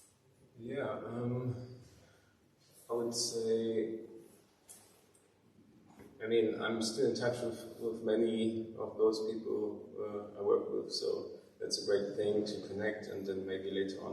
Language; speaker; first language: English; non-native, fluent; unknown